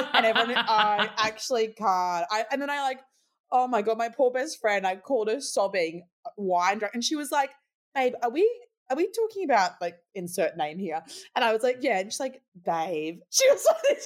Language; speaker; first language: English; native; English